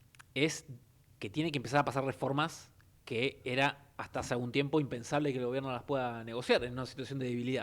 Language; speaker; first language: Spanish; native; Spanish